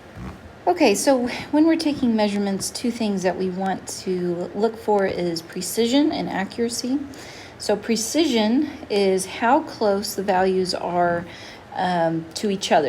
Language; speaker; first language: English; native; English